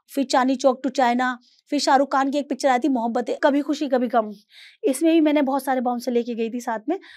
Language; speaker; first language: Hindi; native; Hindi